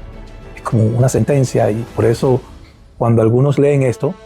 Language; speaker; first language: Spanish; native; Spanish